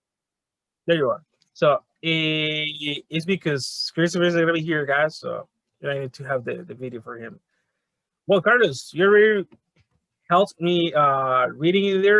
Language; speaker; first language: English; non-native, fluent; Spanish